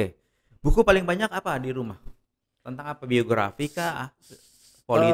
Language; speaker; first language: Indonesian; native; Indonesian